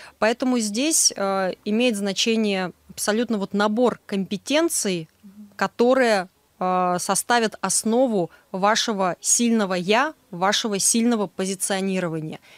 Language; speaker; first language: Russian; native; Russian